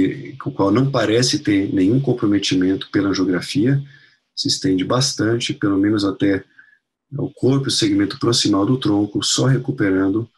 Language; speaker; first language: Portuguese; non-native, fluent; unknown